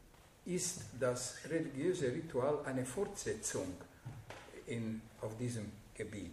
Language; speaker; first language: German; non-native, fluent; Hungarian